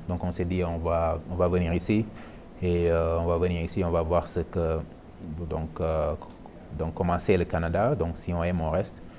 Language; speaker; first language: French; non-native, local second language; Wolof